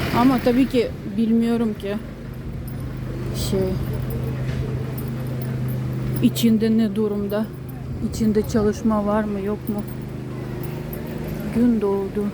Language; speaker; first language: Turkish; non-native, fluent; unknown